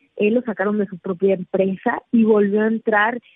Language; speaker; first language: Spanish; native; Spanish